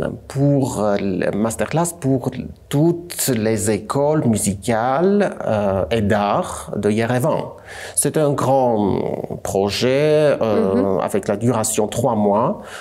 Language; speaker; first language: French; non-native, fluent; Armenian